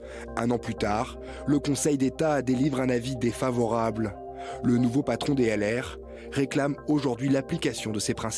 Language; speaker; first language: French; native; French